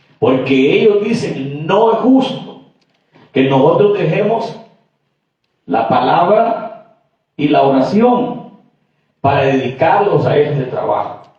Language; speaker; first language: Spanish; native; Spanish